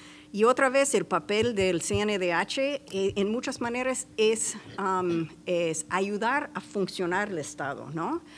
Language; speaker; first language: Spanish; non-native, fluent; English